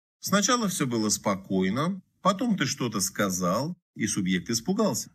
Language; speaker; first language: Russian; native; Russian